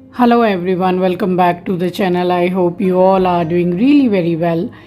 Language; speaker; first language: English; non-native, local second language; Hindi